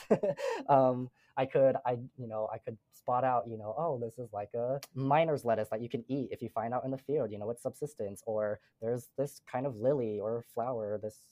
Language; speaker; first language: English; native; English